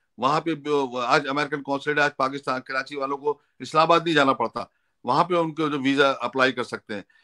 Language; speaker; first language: Urdu; native; Urdu